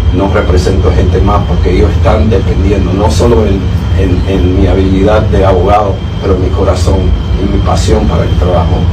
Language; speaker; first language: Spanish; early bilingual, heritage; Spanish